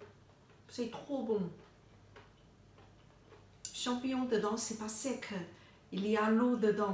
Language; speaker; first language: French; non-native, learner; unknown